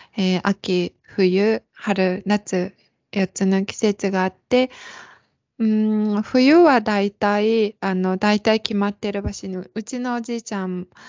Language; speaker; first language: Japanese; non-native, fluent; Mongolian